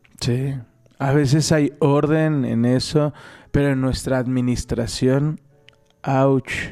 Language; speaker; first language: Spanish; native; Spanish